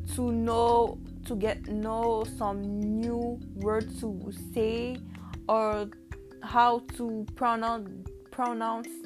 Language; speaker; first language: English; non-native, learner; Haitian Creole